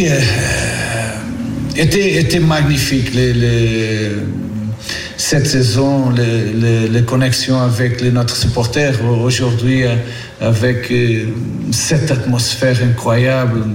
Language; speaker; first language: French; non-native, learner; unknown